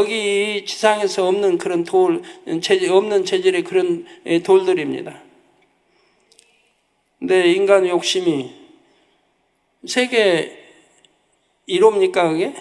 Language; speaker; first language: Korean; native; Korean